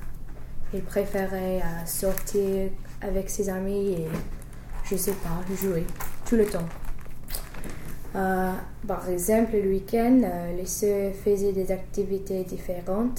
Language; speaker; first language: French; non-native, fluent; English